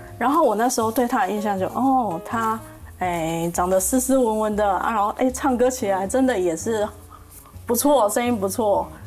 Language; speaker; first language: Chinese; native; Chinese